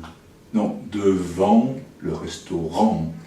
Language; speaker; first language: French; native; French